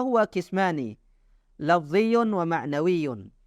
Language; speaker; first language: Arabic; non-native, fluent; Indonesian